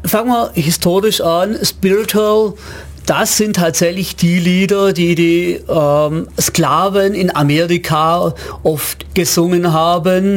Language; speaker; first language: German; native; German